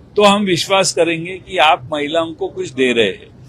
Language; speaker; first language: Hindi; non-native, local second language; Marathi